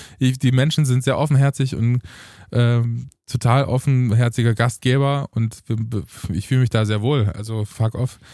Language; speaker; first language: German; early bilingual, other home language; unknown